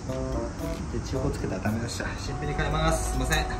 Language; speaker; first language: Japanese; native; Japanese